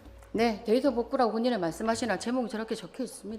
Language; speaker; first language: Korean; native; Korean